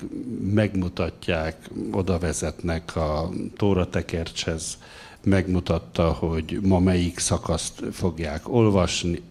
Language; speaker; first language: Hungarian; native; Hungarian